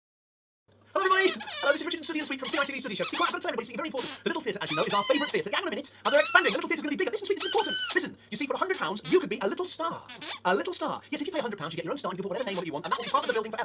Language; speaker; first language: English; native; English